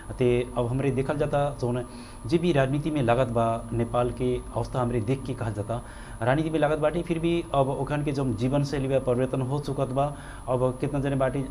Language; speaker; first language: Bhojpuri; non-native, local second language; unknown